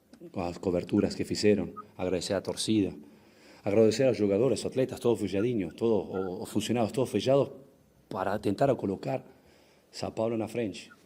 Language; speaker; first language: Portuguese; non-native, fluent; Spanish